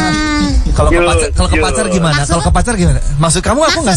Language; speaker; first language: Indonesian; native; Indonesian